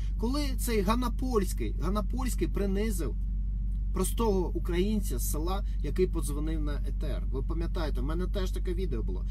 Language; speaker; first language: Ukrainian; non-native, local second language; Russian